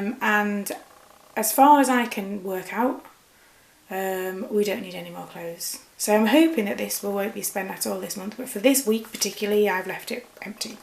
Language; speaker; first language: English; native; English